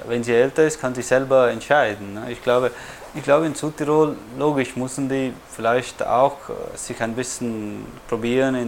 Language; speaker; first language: German; non-native, fluent; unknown